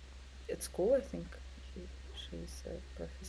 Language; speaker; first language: English; non-native, learner; Russian